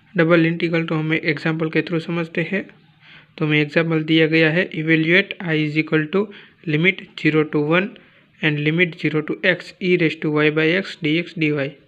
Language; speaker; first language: Hindi; non-native, local second language; Gujarati